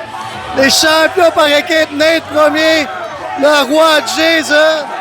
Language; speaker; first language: French; native; French